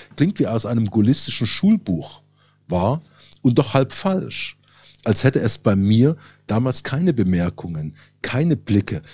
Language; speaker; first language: German; native; German